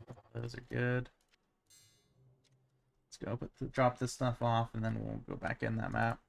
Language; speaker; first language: English; native; English